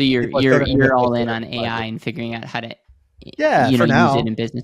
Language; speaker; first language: English; native; English